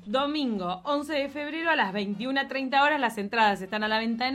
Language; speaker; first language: Spanish; native; Spanish